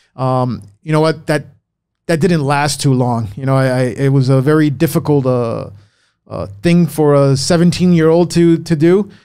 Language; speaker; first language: English; early bilingual, other home language; Spanish